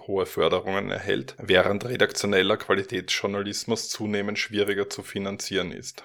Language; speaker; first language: German; native; German